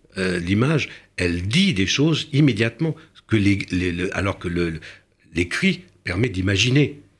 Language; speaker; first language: French; early bilingual, other home language; Romanian